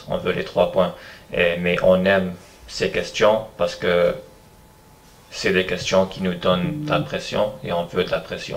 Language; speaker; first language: French; non-native, fluent; English